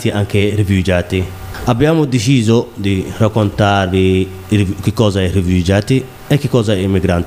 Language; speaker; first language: Italian; non-native, learner; Somali